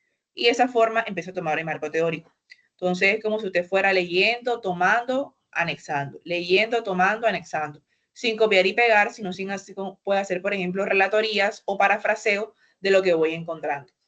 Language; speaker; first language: Spanish; native; Spanish